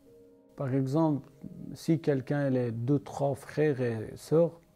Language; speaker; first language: French; non-native, learner; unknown